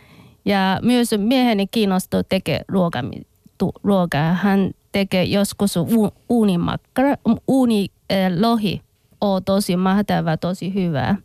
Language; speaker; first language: Finnish; non-native, learner; Chinese